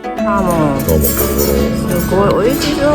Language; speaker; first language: Japanese; native; Japanese